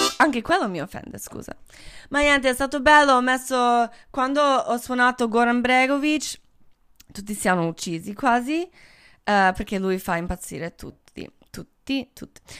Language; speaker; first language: Italian; non-native, fluent; English